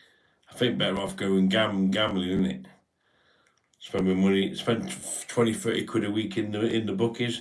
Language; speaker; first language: English; native; English